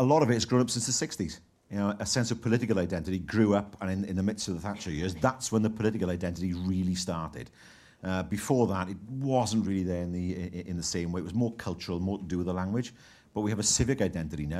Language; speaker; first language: English; native; English